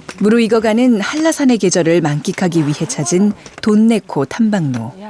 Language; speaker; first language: Korean; native; Korean